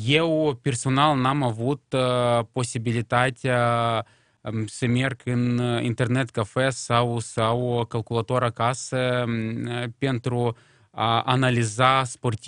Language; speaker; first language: Romanian; non-native, local second language; Russian